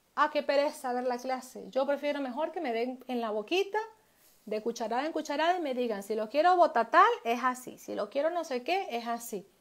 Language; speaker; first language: Spanish; native; Spanish